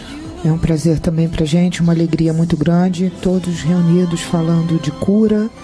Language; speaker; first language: Portuguese; native; Portuguese